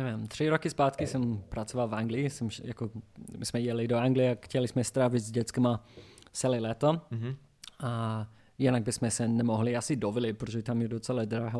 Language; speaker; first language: Czech; non-native, learner; English